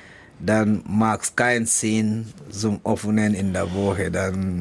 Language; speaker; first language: German; non-native, learner; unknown